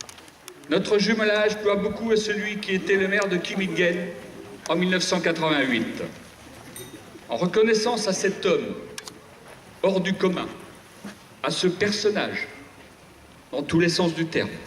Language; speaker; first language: French; native; French